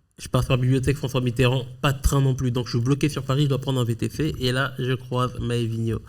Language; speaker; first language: French; native; French